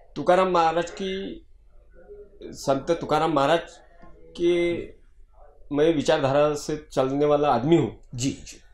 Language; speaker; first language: Hindi; non-native, local second language; Marathi